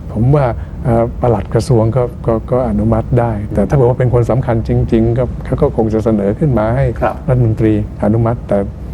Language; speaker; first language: Thai; native; Thai